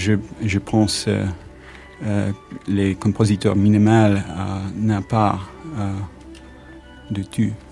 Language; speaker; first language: French; non-native, learner; English